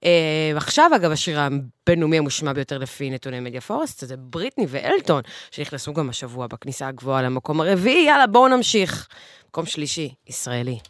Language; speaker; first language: Hebrew; native; Hebrew